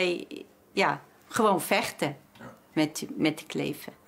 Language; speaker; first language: Dutch; non-native, learner; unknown